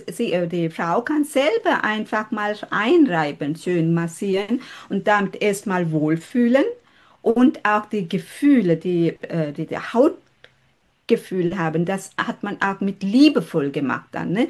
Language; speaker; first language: German; non-native, fluent; Sinhala